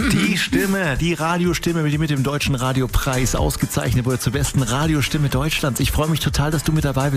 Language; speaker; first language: German; native; German